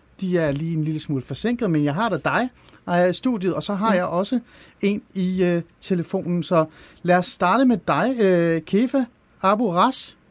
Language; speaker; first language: Danish; early bilingual, other home language; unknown